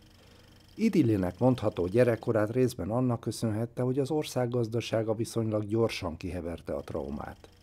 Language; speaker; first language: Hungarian; native; Hungarian